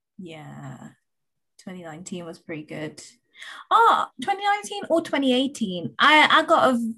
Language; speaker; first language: English; early bilingual, other home language; Kikuyu